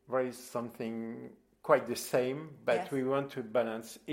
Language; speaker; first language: English; non-native, fluent; French